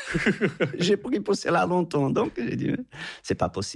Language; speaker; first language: French; non-native, fluent; Portuguese